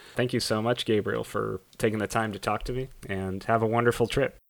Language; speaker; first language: English; native; English